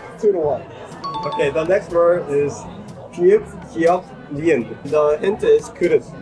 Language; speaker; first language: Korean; native; Korean